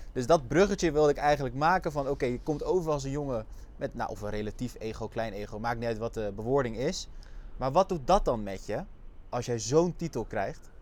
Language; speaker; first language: Dutch; native; Dutch